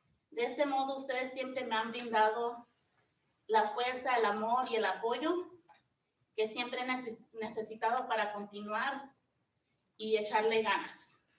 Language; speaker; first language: Spanish; early bilingual, heritage; Spanish